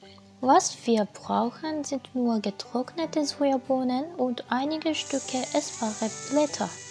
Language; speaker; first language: German; non-native, fluent; Japanese